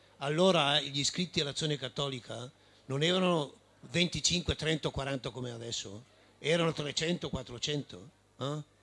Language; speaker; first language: Italian; native; Italian